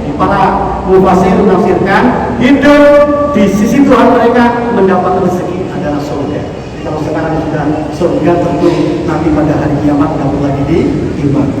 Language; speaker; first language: Indonesian; non-native, local second language; Javanese